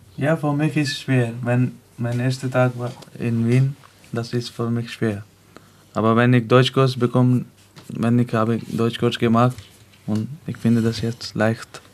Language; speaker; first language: German; non-native, learner; Persian